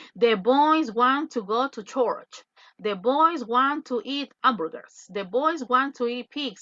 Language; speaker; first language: English; non-native, fluent; Spanish